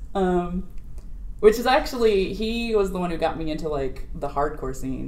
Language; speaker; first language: English; native; English